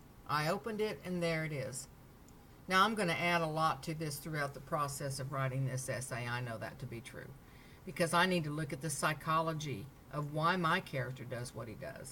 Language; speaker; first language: English; native; English